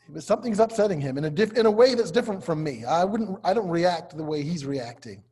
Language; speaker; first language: English; native; English